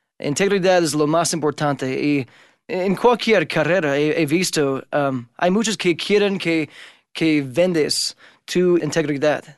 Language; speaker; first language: Spanish; non-native, fluent; English